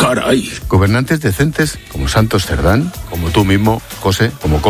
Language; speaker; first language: Spanish; native; Spanish